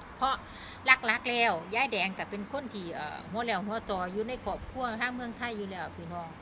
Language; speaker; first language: Thai; non-native, local second language; Northeastern Thai